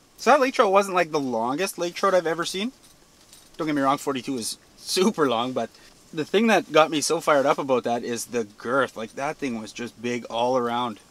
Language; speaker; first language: English; native; English